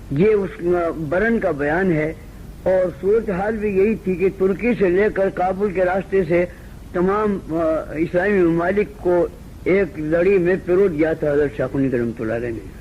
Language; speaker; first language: Urdu; native; Urdu